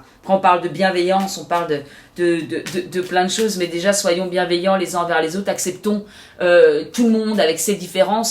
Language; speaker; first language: French; native; French